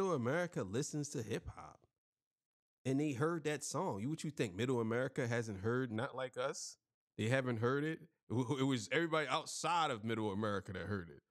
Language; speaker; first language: English; native; English